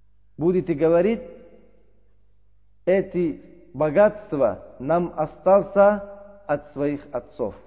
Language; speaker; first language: Russian; non-native, learner; Uzbek